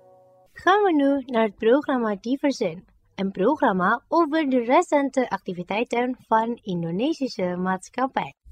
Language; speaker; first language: Dutch; non-native, fluent; Indonesian